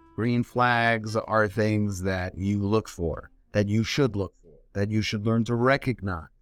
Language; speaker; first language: English; native; English